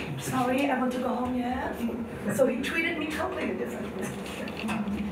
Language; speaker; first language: English; non-native, fluent; German